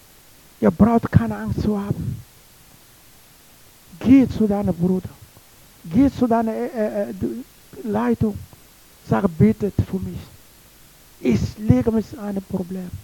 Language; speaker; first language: German; non-native, learner; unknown